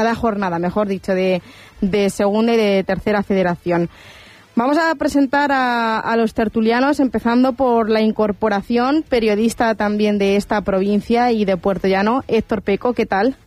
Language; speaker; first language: Spanish; native; Spanish